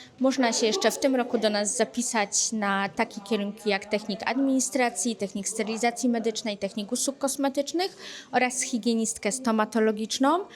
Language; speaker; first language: Polish; native; Polish